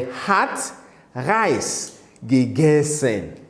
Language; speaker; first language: German; non-native, fluent; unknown